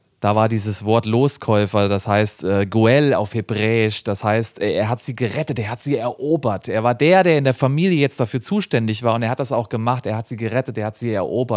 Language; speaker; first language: German; native; German